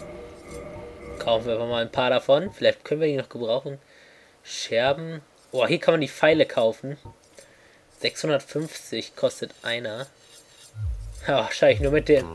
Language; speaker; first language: German; native; German